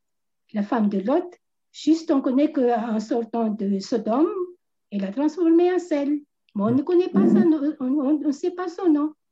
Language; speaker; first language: French; non-native, local second language; Malagasy